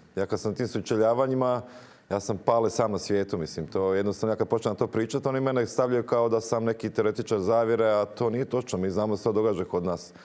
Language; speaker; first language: Croatian; native; Croatian